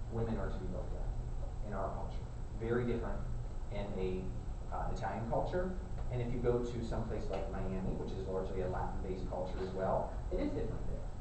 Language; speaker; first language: English; native; English